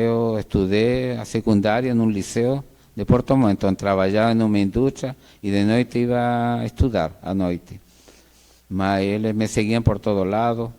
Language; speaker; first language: Portuguese; non-native, fluent; Spanish